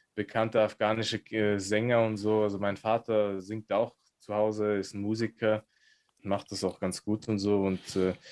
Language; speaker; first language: German; native; German